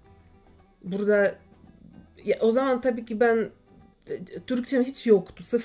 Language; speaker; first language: Turkish; non-native, fluent; Russian